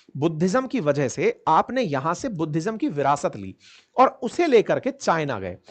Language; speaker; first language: Hindi; native; Hindi